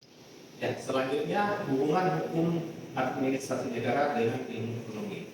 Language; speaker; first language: Indonesian; native; Indonesian